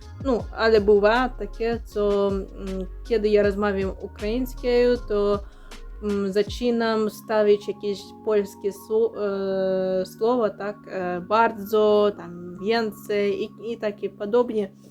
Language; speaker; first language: Ukrainian; native; Ukrainian